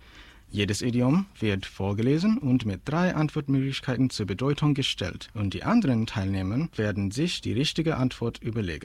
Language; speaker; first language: German; non-native, learner; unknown